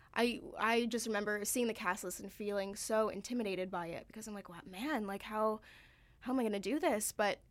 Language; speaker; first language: English; early bilingual, other home language; Filipino